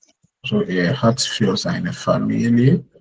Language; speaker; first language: German; non-native, fluent; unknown